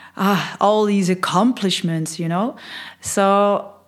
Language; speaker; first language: English; non-native, fluent; Dutch